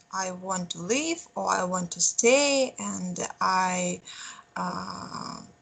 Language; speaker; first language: English; non-native, learner; Russian